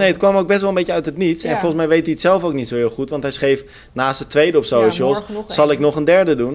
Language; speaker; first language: Dutch; native; Dutch